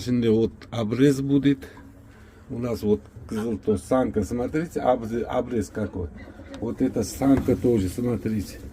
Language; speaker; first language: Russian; non-native, local second language; Uzbek